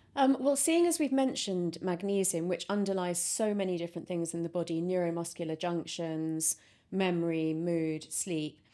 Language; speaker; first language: English; native; English